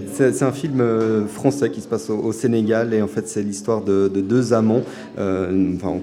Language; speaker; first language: French; non-native, local second language; Rundi